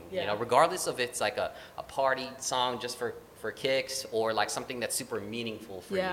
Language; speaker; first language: English; early bilingual, other home language; Filipino